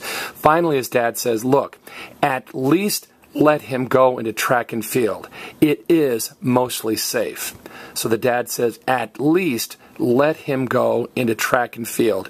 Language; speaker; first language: English; native; English